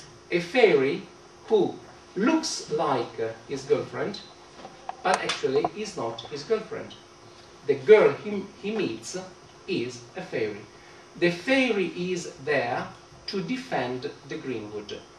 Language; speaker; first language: English; non-native, fluent; Italian